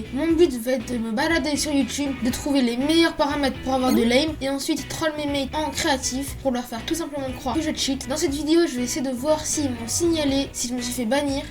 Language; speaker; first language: French; native; French